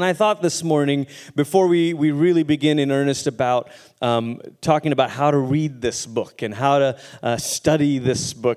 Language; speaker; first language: English; native; English